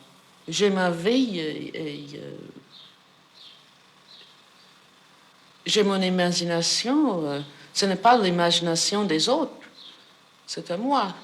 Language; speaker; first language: French; non-native, fluent; English